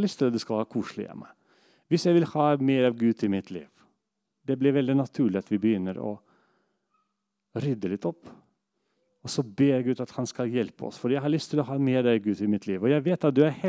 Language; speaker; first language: Norwegian; non-native, fluent; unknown